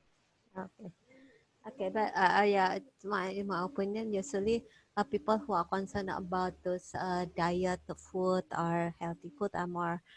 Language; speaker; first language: English; non-native, fluent; Indonesian